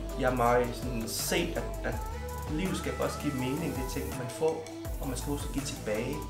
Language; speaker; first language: Danish; early bilingual, other home language; Vietnamese